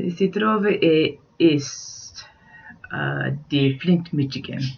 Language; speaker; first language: Italian; non-native, learner; English